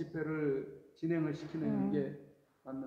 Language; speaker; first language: Korean; native; Korean